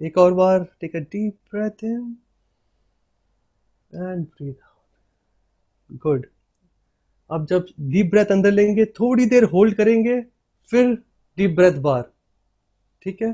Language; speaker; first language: Hindi; native; Hindi